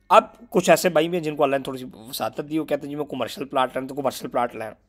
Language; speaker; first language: Urdu; non-native, local second language; Punjabi